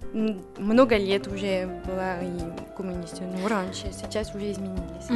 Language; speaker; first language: Russian; non-native, learner; French